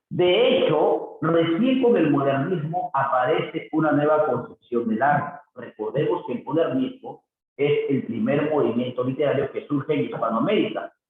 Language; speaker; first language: Spanish; native; Spanish